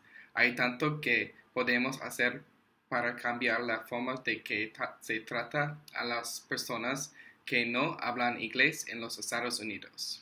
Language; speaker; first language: Spanish; non-native, learner; English